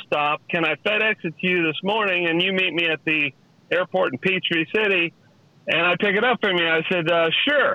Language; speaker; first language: English; native; English